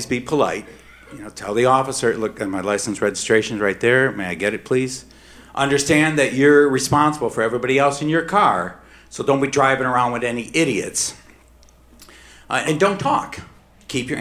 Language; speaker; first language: English; native; English